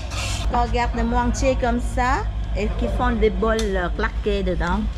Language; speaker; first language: French; non-native, learner; Vietnamese